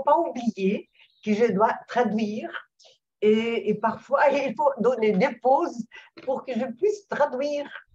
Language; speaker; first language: French; non-native, fluent; Portuguese